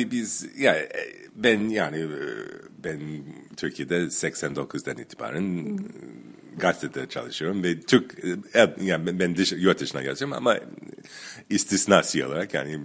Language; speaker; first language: Turkish; non-native, fluent; English